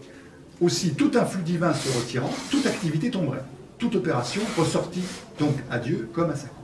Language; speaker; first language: French; native; French